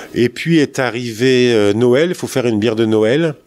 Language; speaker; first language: French; native; French